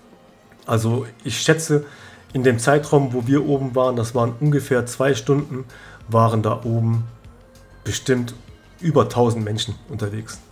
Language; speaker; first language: German; native; German